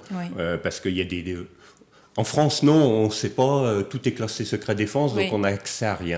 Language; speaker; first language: French; native; French